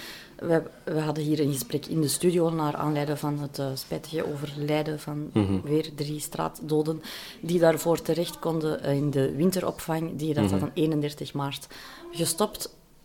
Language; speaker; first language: Dutch; native; Dutch